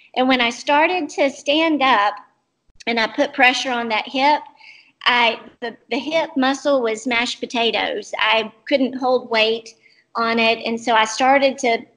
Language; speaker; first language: English; native; English